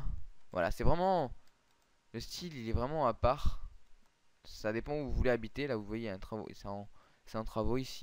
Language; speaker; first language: French; native; French